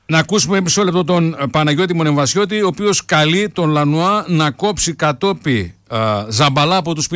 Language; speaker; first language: Greek; native; Greek